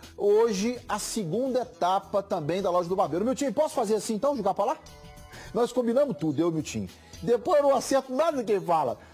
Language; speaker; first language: Portuguese; native; Portuguese